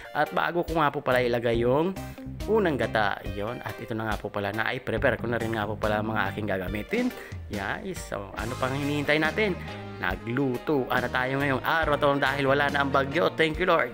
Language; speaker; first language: Filipino; non-native, local second language; Bikol